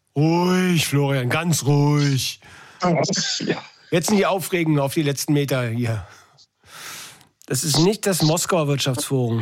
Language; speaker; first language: German; native; German